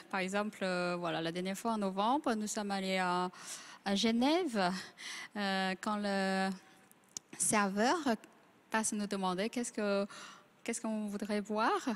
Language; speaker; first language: French; non-native, fluent; Chinese